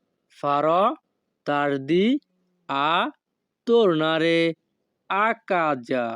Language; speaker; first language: Italian; non-native, fluent; Bangla